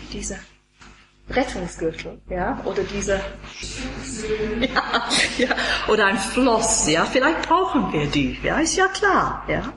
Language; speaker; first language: German; non-native, fluent; English